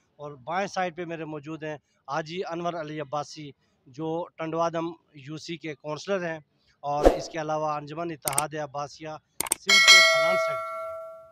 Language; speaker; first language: Urdu; non-native, local second language; Northern Hindko